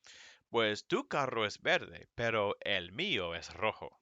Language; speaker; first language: Spanish; non-native, fluent; English